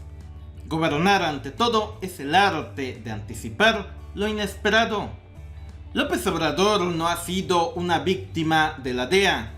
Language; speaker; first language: Spanish; native; Spanish